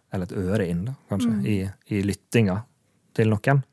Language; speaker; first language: Norwegian; native; Norwegian